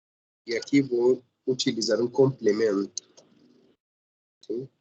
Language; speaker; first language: Portuguese; non-native, fluent; Spanish